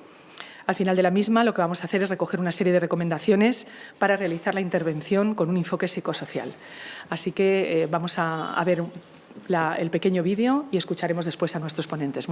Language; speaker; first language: Spanish; native; Spanish